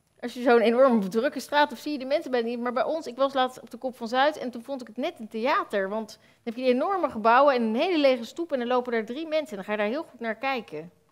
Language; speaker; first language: Dutch; native; Dutch